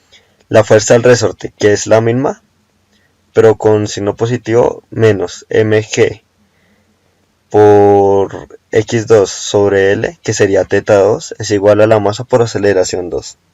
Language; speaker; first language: Spanish; native; Spanish